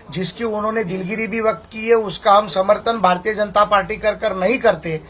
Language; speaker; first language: Hindi; non-native, local second language; Marathi